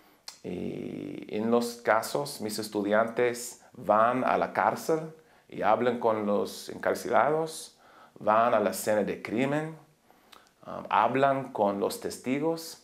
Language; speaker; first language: Spanish; non-native, learner; English